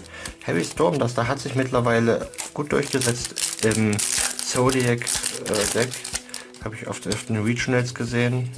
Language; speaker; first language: German; native; German